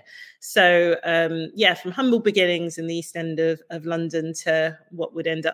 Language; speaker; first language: English; native; English